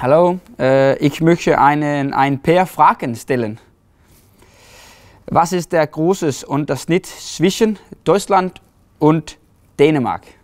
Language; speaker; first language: German; non-native, learner; Danish